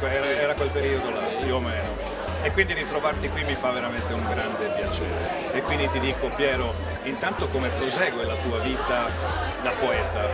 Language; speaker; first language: Italian; native; Italian